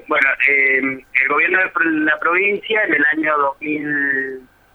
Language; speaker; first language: Spanish; native; Spanish